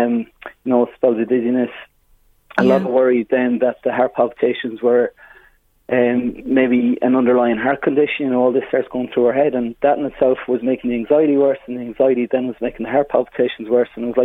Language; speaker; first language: English; native; English